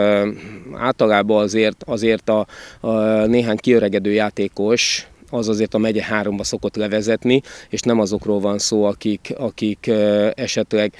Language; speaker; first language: Hungarian; native; Hungarian